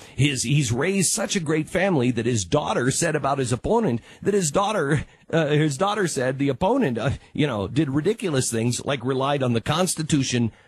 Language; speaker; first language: English; native; English